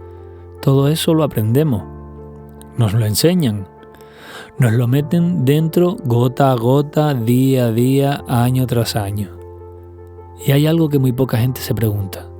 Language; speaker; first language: Spanish; native; Spanish